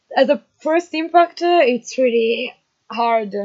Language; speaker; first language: English; non-native, fluent; Italian